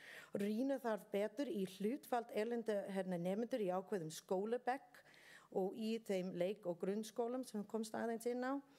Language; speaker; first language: Icelandic; non-native, learner; English